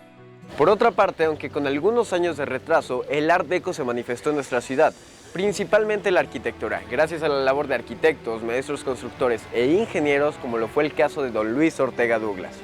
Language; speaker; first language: Spanish; native; Spanish